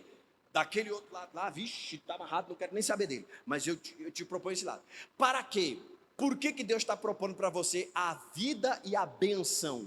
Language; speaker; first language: Portuguese; native; Portuguese